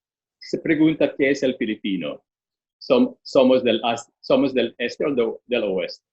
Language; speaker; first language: Spanish; non-native, fluent; Filipino